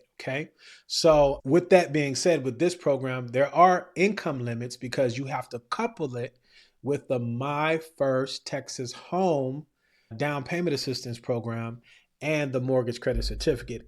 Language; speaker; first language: English; native; English